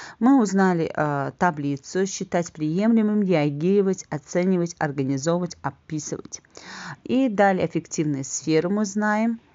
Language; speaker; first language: Russian; non-native, local second language; Azerbaijani